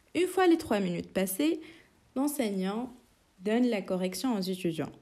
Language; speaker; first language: French; non-native, local second language; Arabic